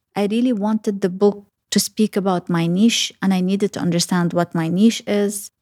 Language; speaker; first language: English; early bilingual, other home language; Arabic